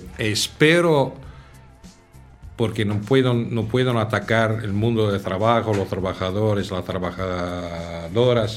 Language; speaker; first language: Spanish; non-native, fluent; Italian